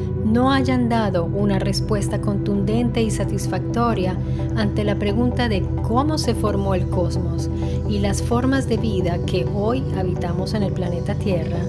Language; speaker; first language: Spanish; non-native, fluent; Italian